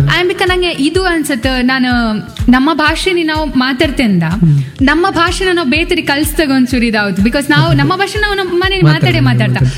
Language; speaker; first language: Kannada; non-native, local second language; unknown